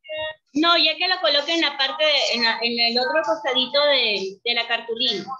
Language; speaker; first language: Spanish; native; Spanish